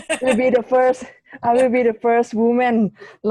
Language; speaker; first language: English; non-native, learner; Thai